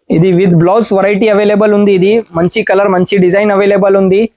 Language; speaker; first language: Telugu; non-native, learner; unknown